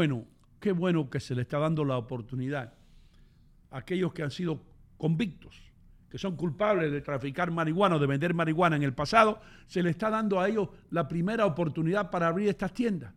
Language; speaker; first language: Spanish; native; Spanish